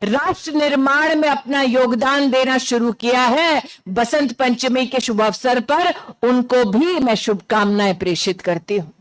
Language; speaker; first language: Hindi; non-native, local second language; Gujarati